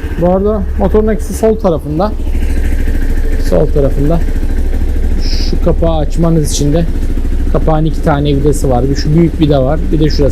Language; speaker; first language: Turkish; native; Turkish